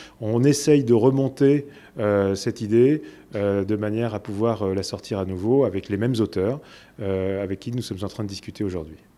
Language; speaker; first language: French; native; French